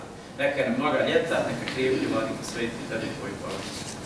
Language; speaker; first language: Serbian; native; Serbian